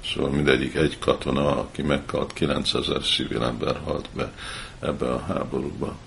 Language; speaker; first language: Hungarian; early bilingual, heritage; Hungarian